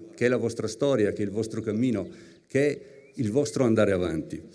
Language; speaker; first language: Italian; native; Italian